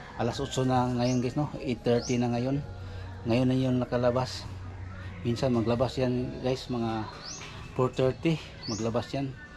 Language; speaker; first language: Filipino; non-native, local second language; Cebuano